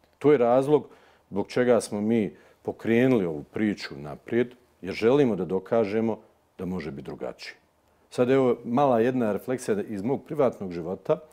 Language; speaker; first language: Bosnian; native; Bosnian